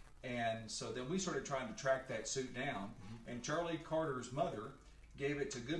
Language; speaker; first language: English; native; English